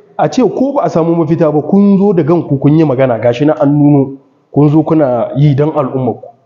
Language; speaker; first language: Hausa; early bilingual, heritage; Hausa